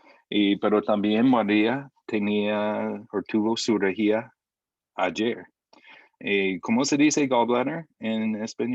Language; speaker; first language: Spanish; non-native, fluent; English